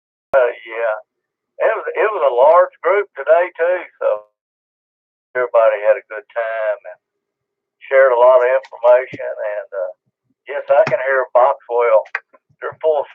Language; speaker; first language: English; native; English